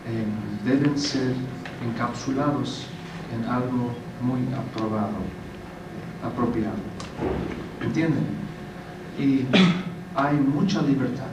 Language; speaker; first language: Spanish; non-native, fluent; English